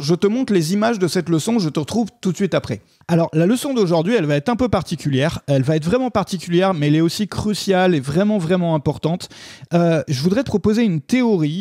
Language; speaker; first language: French; native; French